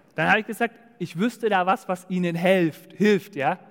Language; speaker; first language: German; native; German